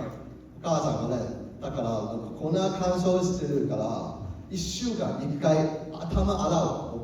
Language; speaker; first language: Japanese; non-native, learner; Cantonese